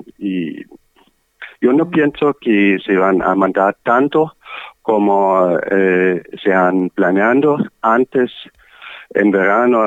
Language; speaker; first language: Spanish; non-native, learner; German